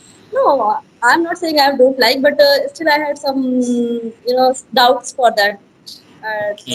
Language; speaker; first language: English; non-native, learner; Hindi